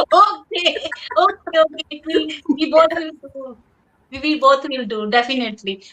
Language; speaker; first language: English; non-native, local second language; Hindi